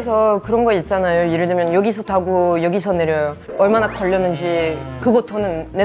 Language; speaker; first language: Korean; non-native, fluent; French